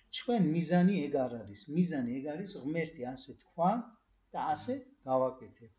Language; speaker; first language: Georgian; early bilingual, heritage; Georgian